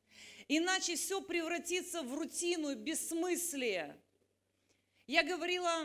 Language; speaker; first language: Russian; native; Russian